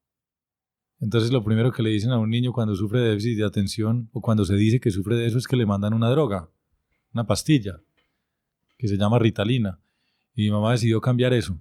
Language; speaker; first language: Spanish; native; Spanish